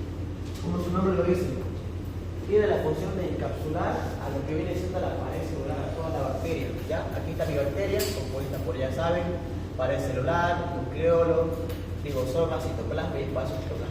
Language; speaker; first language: Spanish; native; Spanish